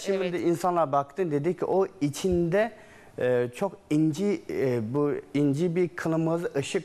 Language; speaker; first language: Turkish; non-native, learner; Chinese